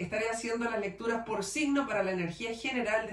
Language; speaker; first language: Spanish; native; Spanish